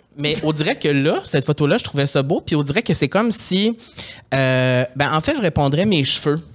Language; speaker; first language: French; native; French